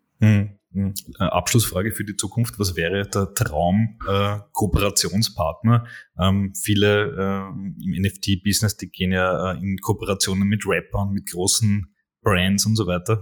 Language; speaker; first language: German; native; German